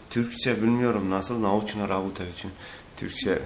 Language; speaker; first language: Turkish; non-native, learner; Azerbaijani